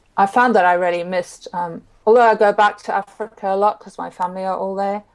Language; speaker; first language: English; native; English